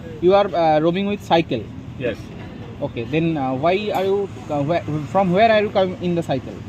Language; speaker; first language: English; non-native, local second language; Bangla